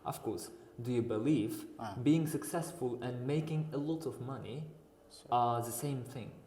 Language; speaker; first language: English; non-native, fluent; Uzbek